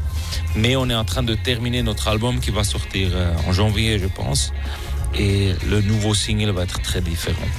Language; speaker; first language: French; non-native, local second language; German